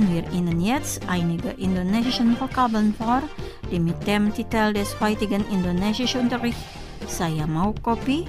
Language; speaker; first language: German; non-native, fluent; Indonesian